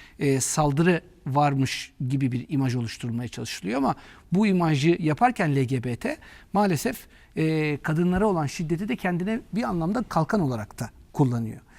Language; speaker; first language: Turkish; native; Turkish